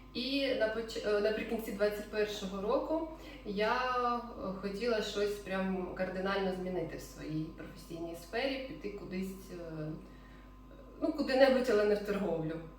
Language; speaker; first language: Ukrainian; non-native, local second language; Russian